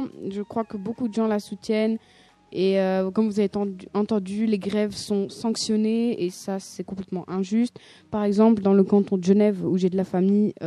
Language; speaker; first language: French; native; French